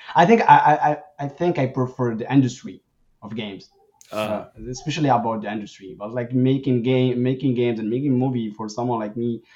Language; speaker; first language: English; non-native, fluent; Arabic